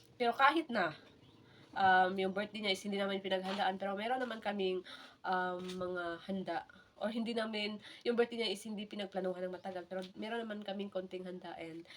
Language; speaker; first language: Filipino; native; Filipino